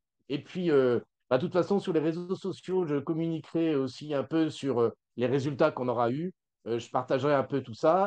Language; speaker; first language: French; native; French